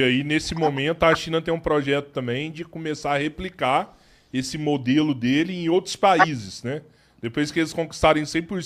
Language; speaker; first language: Portuguese; native; Portuguese